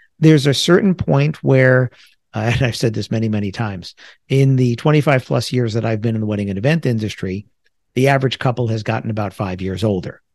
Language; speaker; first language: English; native; English